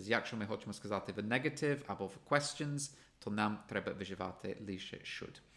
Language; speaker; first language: Ukrainian; non-native, fluent; English